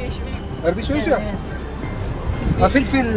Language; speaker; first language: Arabic; non-native, learner; Turkish